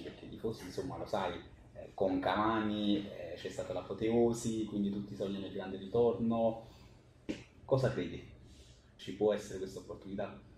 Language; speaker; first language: Italian; native; Italian